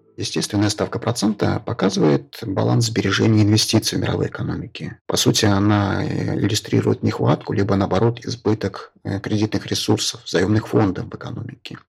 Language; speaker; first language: Russian; native; Russian